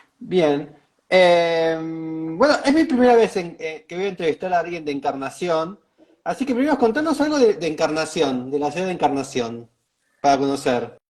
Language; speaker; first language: Spanish; native; Spanish